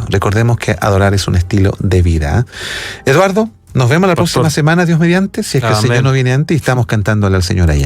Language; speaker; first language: Spanish; native; Spanish